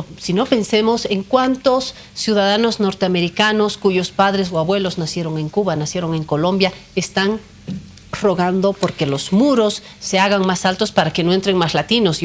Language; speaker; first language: Spanish; native; Spanish